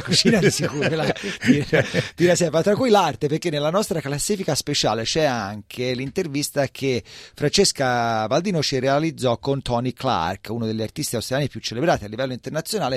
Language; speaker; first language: Italian; native; Italian